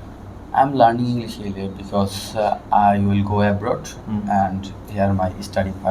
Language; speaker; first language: English; non-native, learner; Bangla